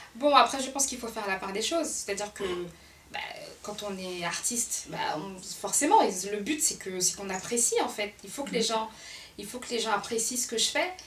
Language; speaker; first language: French; early bilingual, other home language; Haitian Creole